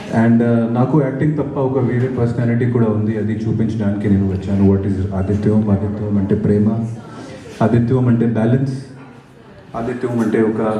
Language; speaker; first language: Telugu; non-native, fluent; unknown